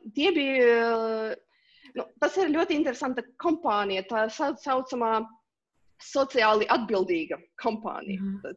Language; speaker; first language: Latvian; non-native, local second language; Russian